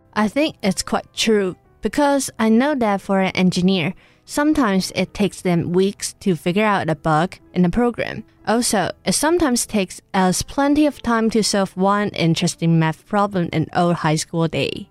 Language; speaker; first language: English; non-native, fluent; Chinese